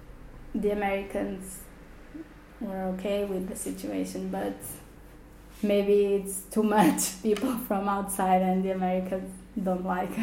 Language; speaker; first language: English; non-native, fluent; Portuguese